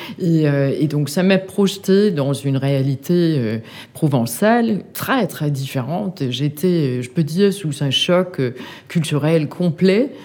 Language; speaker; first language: French; non-native, fluent; Danish